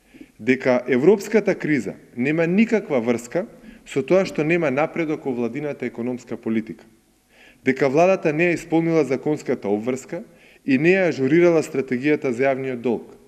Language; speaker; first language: Macedonian; native; Macedonian